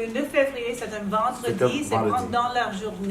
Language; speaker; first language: French; non-native, local second language; English